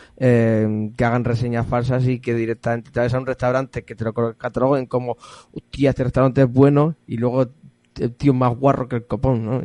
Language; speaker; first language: Spanish; native; Spanish